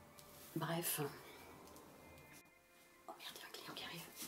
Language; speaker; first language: French; native; French